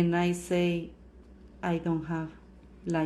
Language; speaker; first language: English; non-native, learner; Spanish